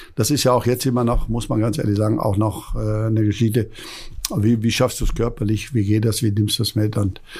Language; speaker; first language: German; native; German